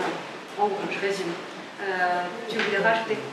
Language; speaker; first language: French; native; French